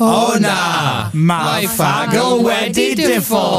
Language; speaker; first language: Welsh; non-native, learner; English